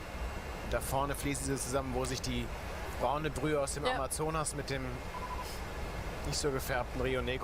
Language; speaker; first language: German; native; German